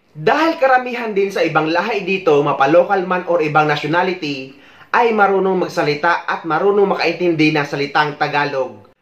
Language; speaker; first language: Filipino; native; Filipino